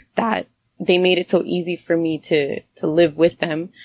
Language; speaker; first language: English; native; English